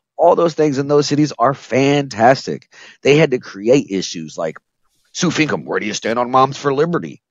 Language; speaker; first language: English; native; English